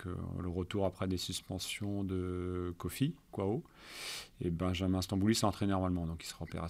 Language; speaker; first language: French; native; French